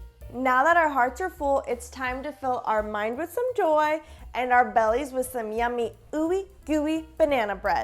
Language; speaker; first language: English; native; English